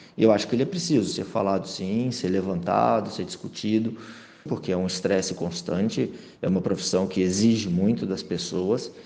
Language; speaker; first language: Portuguese; native; Portuguese